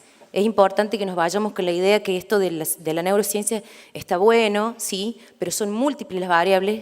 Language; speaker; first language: Spanish; native; Spanish